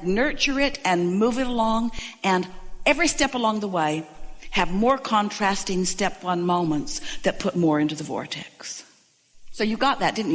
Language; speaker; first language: English; native; English